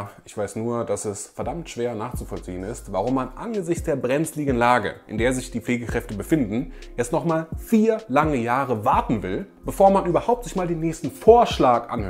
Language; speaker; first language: German; native; German